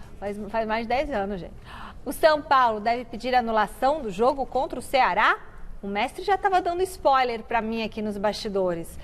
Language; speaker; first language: Portuguese; native; Portuguese